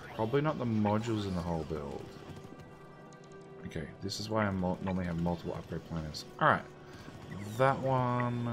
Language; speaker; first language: English; native; English